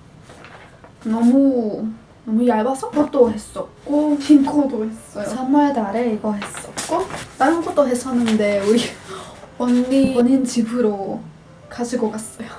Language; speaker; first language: Korean; non-native, fluent; Portuguese